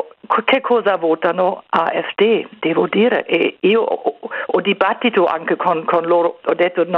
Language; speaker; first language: Italian; non-native, fluent; German